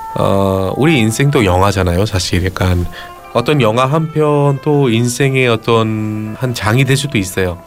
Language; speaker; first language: Korean; non-native, fluent; Bangla